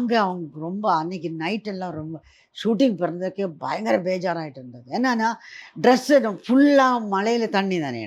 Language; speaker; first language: Tamil; non-native, learner; Malayalam